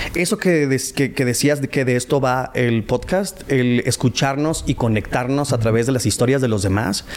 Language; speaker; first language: Spanish; native; Spanish